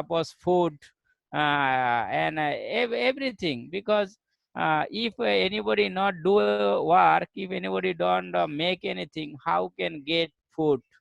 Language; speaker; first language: English; non-native, learner; Bangla